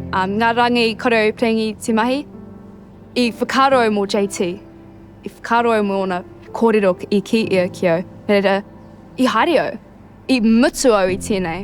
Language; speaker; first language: Māori; non-native, local second language; English